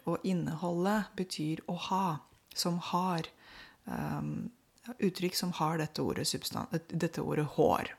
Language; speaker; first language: Norwegian; non-native, fluent; Romanian